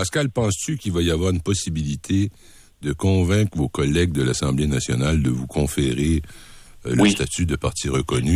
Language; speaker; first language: French; native; French